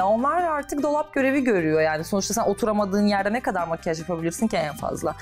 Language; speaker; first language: Turkish; non-native, fluent; Russian